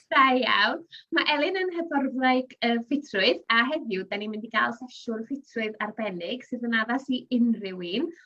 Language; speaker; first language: Welsh; native; Welsh